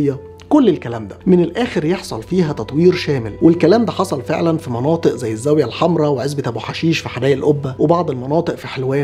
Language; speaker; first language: Arabic; native; Arabic